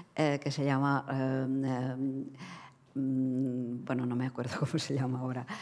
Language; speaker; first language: Spanish; non-native, fluent; Czech